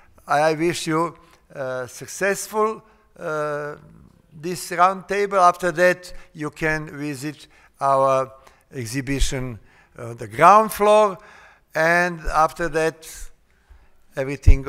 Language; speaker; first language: English; non-native, fluent; Serbian